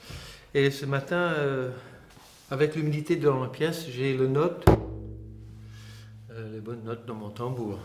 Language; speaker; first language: French; non-native, fluent; English